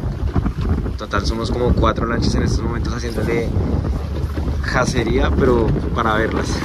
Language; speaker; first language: Spanish; native; Spanish